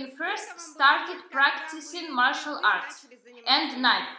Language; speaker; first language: English; non-native, learner; Russian